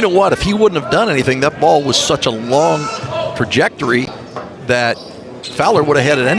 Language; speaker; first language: English; native; English